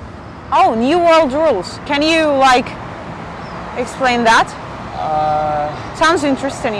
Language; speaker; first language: English; non-native, fluent; Spanish